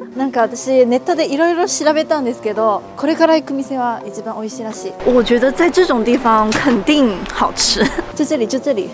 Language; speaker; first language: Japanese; non-native, fluent; Chinese